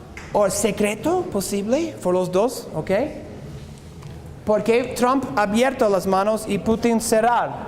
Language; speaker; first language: Spanish; non-native, learner; English